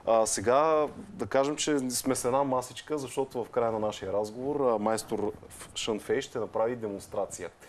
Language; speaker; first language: Bulgarian; native; Bulgarian